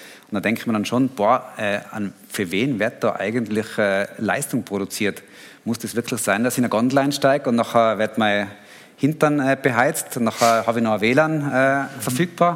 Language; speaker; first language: German; native; German